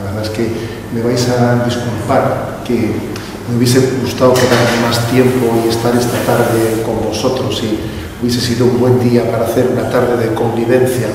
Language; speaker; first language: Spanish; native; Spanish